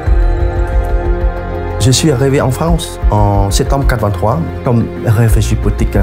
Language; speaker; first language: French; non-native, fluent; Khmer